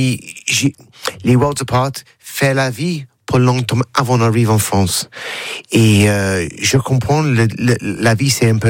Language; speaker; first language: French; non-native, learner; English